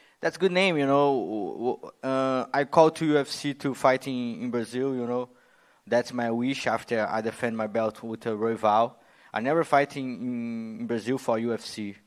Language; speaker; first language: English; non-native, learner; Portuguese